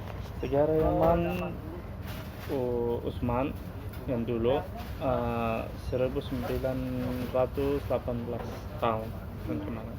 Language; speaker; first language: Indonesian; non-native, learner; Arabic